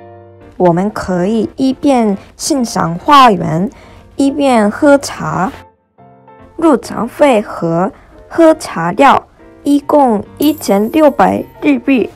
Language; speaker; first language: Chinese; non-native, learner; Japanese